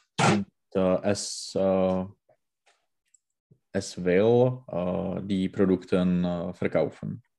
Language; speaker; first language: German; non-native, learner; Czech